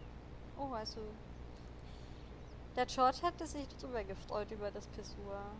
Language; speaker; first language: German; native; German